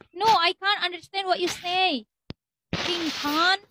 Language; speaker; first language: English; non-native, learner; Indonesian